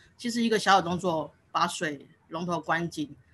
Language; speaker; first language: Chinese; native; Chinese